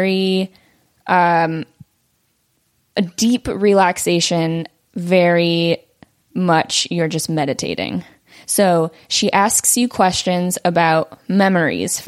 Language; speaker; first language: English; early bilingual, other home language; Vietnamese